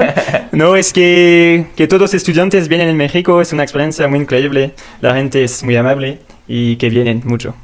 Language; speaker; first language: Spanish; non-native, learner; French